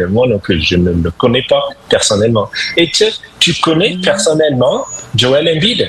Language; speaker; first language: French; non-native, fluent; English